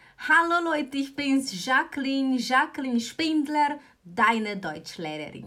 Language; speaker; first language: German; non-native, fluent; Portuguese